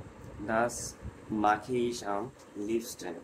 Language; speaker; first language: German; non-native, fluent; Bangla